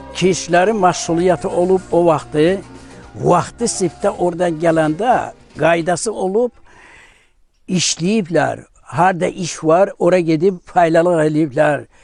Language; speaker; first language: Azerbaijani; non-native, local second language; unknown